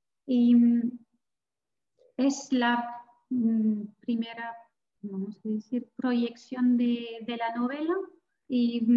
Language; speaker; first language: Spanish; non-native, fluent; French